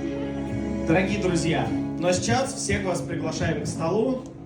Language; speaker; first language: Russian; native; Russian